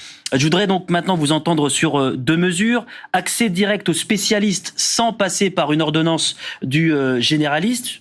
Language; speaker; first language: French; native; French